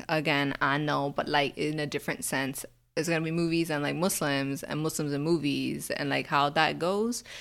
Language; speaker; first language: English; native; English